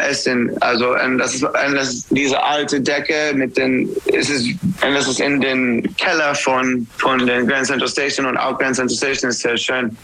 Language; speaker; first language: German; non-native, learner; English